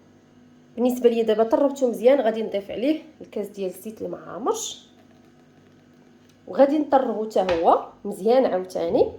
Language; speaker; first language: Arabic; native; Arabic